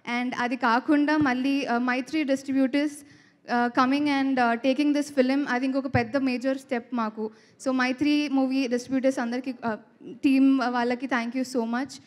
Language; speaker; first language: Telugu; native; Telugu